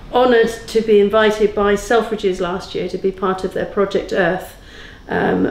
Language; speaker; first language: English; native; English